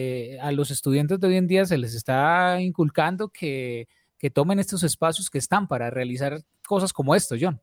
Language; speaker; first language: Spanish; native; Spanish